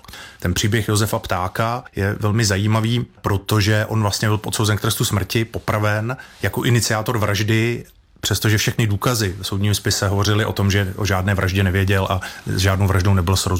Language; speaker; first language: Czech; native; Czech